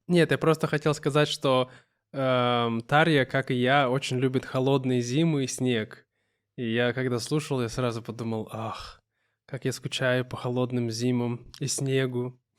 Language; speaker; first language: Russian; native; Russian